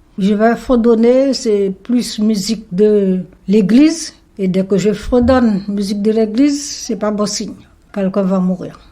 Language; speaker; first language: French; non-native, local second language; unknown